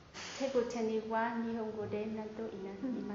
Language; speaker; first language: Japanese; non-native, learner; Vietnamese